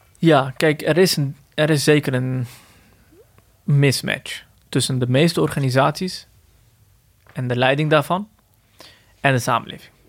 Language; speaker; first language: Dutch; early bilingual, other home language; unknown